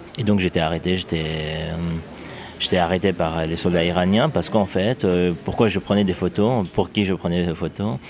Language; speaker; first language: French; non-native, fluent; Persian